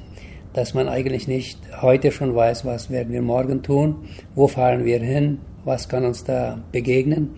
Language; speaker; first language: German; early bilingual, heritage; German